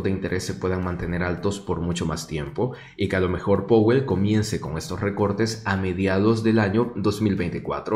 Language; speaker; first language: Spanish; native; Spanish